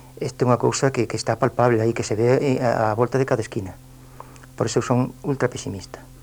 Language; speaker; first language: Galician; non-native, local second language; Spanish